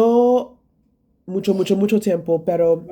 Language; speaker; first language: Spanish; non-native, learner; English